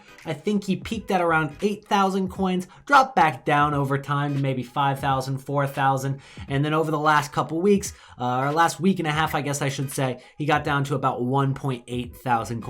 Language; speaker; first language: English; native; English